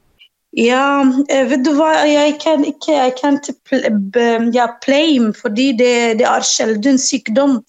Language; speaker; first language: Norwegian; non-native, learner; Arabic